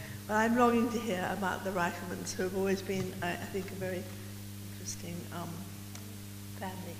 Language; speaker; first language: English; native; English